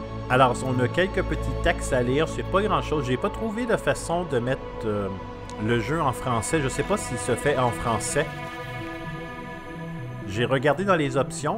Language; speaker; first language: French; native; French